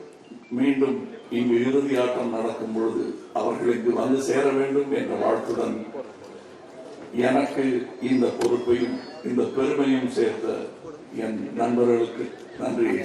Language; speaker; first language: Tamil; native; Tamil